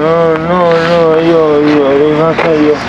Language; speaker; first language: Spanish; non-native, learner; Turkish